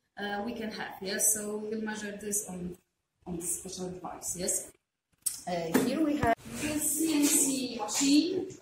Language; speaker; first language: English; non-native, fluent; Polish